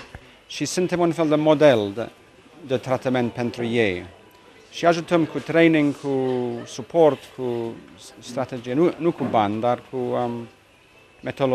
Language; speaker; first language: Romanian; non-native, fluent; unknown